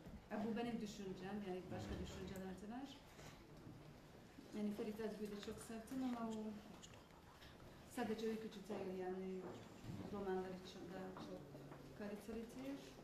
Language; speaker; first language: Turkish; non-native, fluent; Hungarian